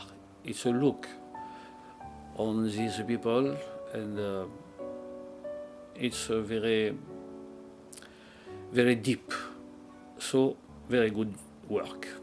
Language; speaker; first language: English; non-native, learner; French